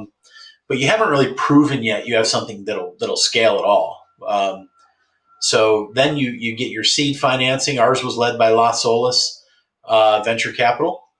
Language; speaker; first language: English; native; English